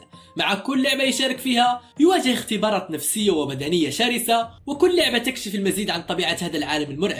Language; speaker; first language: Arabic; native; Arabic